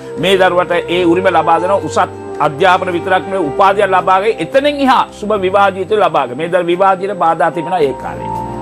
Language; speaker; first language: Sinhala; non-native, local second language; Tamil